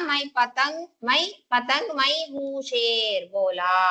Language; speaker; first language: Hindi; non-native, local second language; Telugu